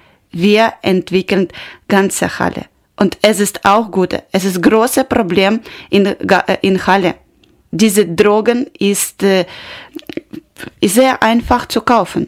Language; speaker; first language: German; non-native, learner; Ukrainian